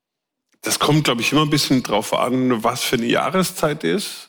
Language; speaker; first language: German; native; German